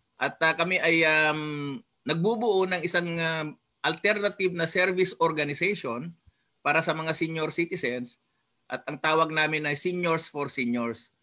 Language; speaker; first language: Filipino; non-native, local second language; Iloko